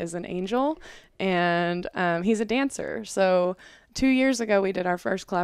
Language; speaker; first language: English; native; English